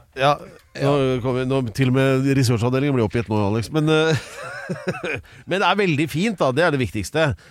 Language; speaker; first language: Norwegian; native; Norwegian